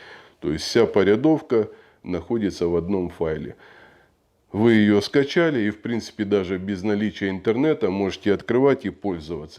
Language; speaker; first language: Russian; native; Russian